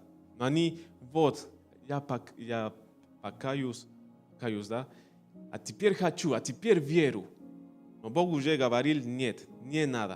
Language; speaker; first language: Russian; non-native, learner; Spanish